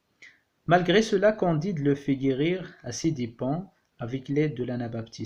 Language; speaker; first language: French; non-native, local second language; Arabic